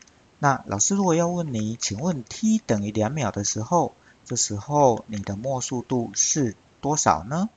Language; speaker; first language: Chinese; native; Chinese